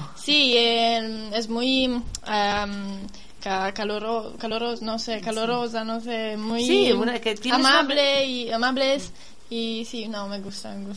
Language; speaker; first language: Spanish; non-native, learner; Italian